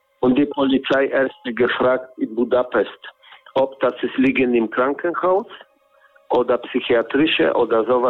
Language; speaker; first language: German; non-native, learner; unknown